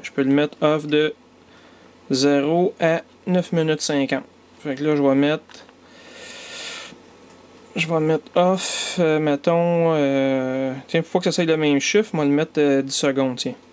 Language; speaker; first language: French; native; French